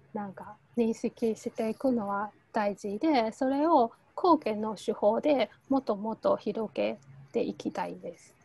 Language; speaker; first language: Japanese; non-native, fluent; Chinese